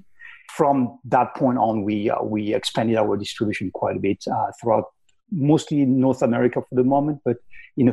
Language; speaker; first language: English; non-native, fluent; French